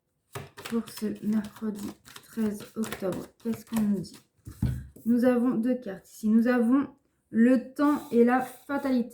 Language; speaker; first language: French; native; French